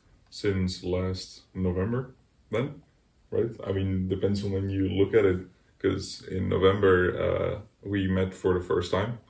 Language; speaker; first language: English; non-native, fluent; Dutch